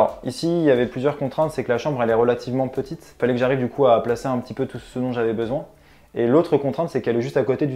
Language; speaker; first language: French; native; French